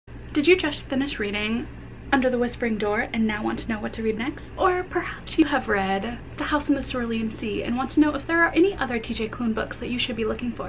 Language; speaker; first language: English; native; English